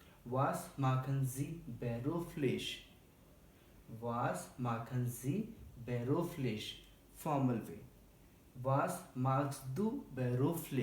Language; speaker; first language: German; non-native, learner; Hindi